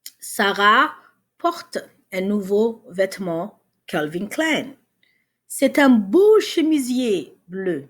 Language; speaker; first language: French; non-native, fluent; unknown